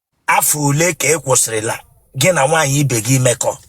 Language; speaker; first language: Igbo; native; Igbo